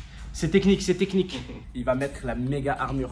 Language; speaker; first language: French; native; French